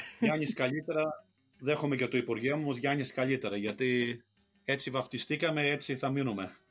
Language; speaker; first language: Greek; early bilingual, heritage; Greek